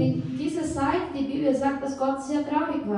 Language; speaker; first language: German; non-native, fluent; Portuguese